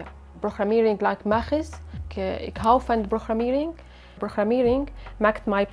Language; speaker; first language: Dutch; non-native, learner; Arabic